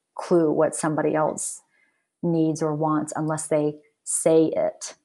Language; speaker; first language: English; native; English